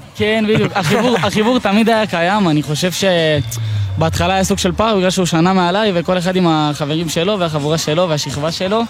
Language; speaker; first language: Hebrew; native; Hebrew